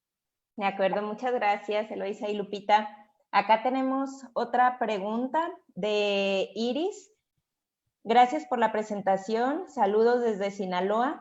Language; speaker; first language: Spanish; native; Spanish